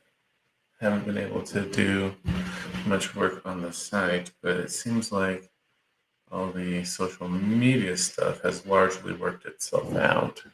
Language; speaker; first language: English; native; English